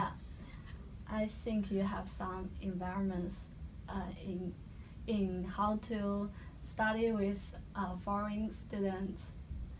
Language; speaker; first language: English; non-native, learner; Chinese